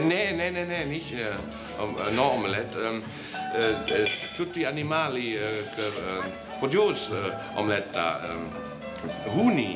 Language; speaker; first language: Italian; non-native, learner; German